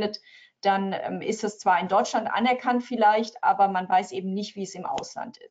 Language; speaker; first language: German; native; German